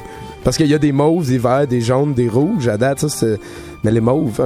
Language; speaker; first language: French; native; French